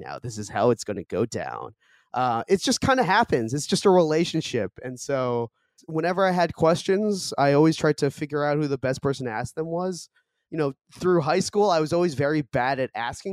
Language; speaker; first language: English; early bilingual, other home language; Korean